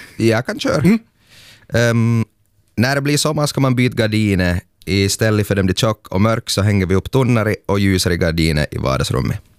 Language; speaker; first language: Swedish; native; Swedish